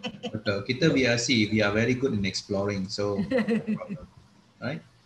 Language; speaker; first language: English; non-native, local second language; Malay